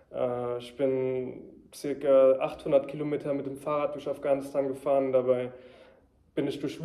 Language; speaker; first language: German; early bilingual, heritage; German